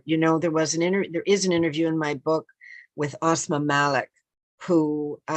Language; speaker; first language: English; native; English